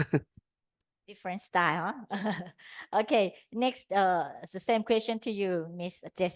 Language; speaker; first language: English; non-native, learner; Thai